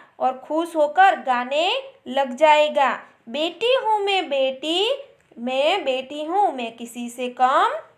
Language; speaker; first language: Hindi; non-native, local second language; Gujarati